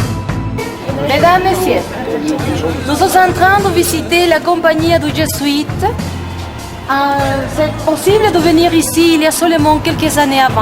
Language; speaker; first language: French; non-native, fluent; Spanish